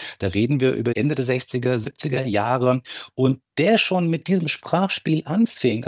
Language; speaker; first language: German; early bilingual, other home language; Turkish